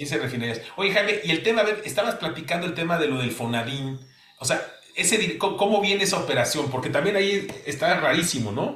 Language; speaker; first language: Spanish; native; Spanish